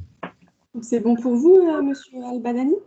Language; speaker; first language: French; native; French